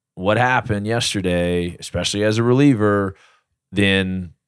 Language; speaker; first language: English; native; English